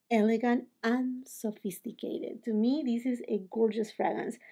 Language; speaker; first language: English; non-native, fluent; Spanish